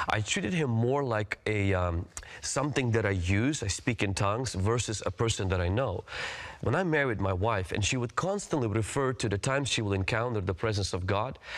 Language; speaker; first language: English; early bilingual, other home language; Russian